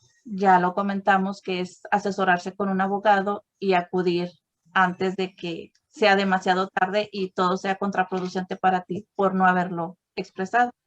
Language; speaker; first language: Spanish; native; Spanish